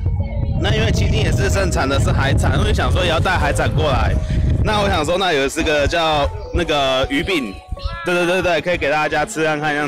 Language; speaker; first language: Chinese; native; Chinese